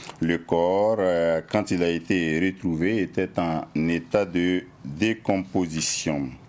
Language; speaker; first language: French; non-native, local second language; Mossi